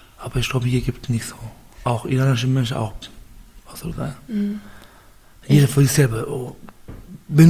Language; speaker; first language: German; non-native, learner; Baluchi